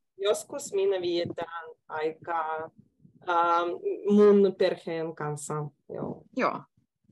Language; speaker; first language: Finnish; non-native, learner; Russian